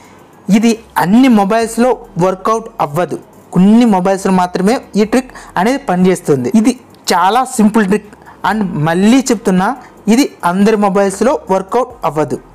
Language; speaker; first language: Telugu; native; Telugu